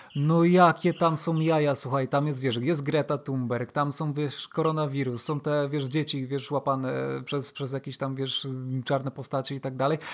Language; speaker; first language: Polish; native; Polish